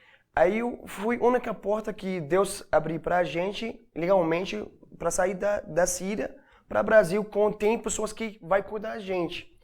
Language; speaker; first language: Portuguese; non-native, learner; Arabic